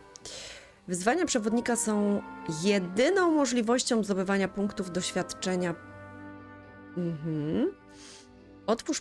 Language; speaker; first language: Polish; native; Polish